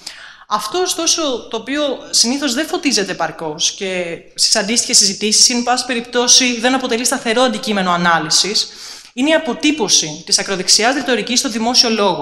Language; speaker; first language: Greek; native; Greek